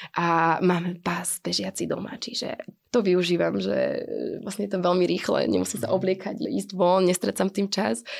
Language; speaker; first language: Slovak; native; Slovak